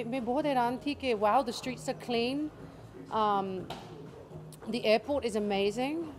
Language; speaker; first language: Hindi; early bilingual, heritage; English